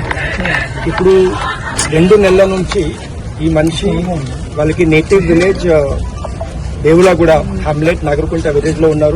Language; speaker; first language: Telugu; non-native, local second language; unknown